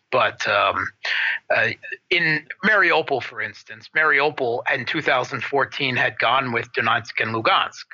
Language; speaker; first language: English; native; English